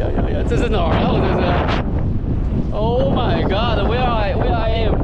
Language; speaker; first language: English; non-native, fluent; Chinese